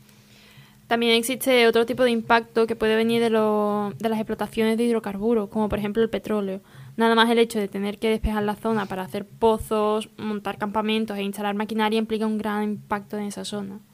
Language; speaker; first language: Spanish; native; Spanish